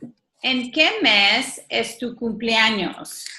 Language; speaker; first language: Spanish; non-native, fluent; English